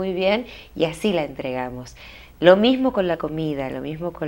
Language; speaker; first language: Spanish; native; Spanish